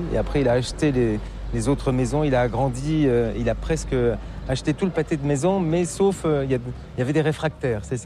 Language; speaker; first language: French; native; French